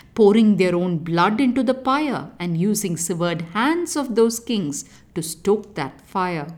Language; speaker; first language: English; non-native, local second language; Tamil